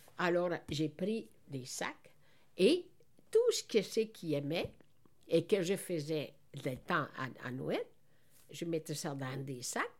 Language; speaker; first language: French; non-native, fluent; Italian